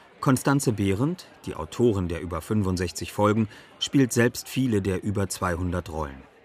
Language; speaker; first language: German; native; German